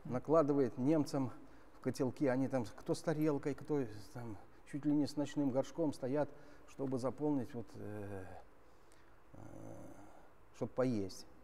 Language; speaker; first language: Russian; native; Russian